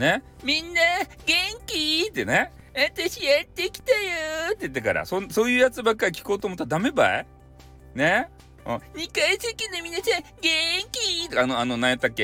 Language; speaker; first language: Japanese; native; Japanese